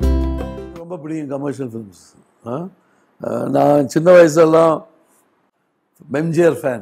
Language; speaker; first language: Tamil; non-native, learner; Malayalam